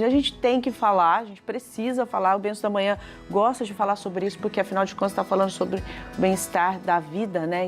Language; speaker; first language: Portuguese; native; Portuguese